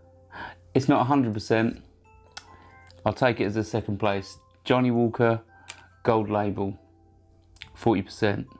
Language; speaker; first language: English; native; English